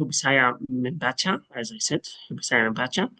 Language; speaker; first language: Indonesian; non-native, learner; Arabic